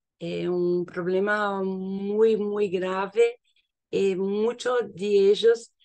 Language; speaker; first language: Spanish; non-native, learner; Portuguese